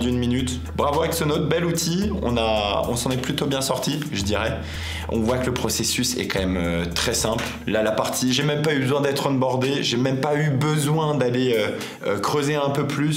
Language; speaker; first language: French; native; French